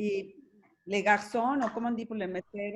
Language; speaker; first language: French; non-native, learner; Spanish